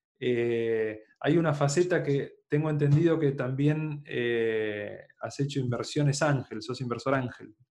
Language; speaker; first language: Spanish; native; Spanish